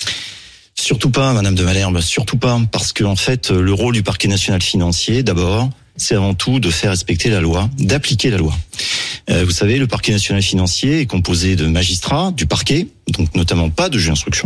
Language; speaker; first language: French; native; French